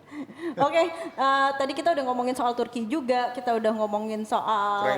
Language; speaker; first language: Indonesian; native; Indonesian